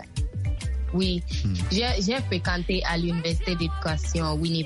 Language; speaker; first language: French; non-native, learner; Akan